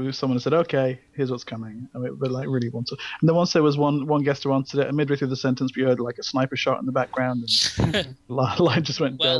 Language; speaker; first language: English; native; English